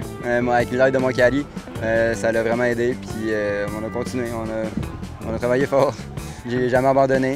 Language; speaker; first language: French; native; French